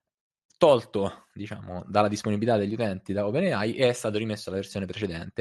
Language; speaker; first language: Italian; native; Italian